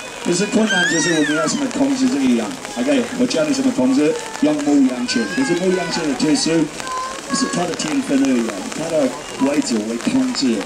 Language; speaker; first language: Chinese; non-native, fluent; English